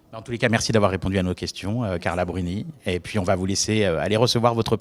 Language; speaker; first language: French; native; French